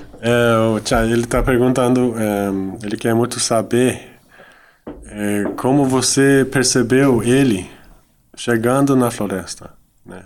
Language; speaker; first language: Portuguese; non-native, fluent; Dutch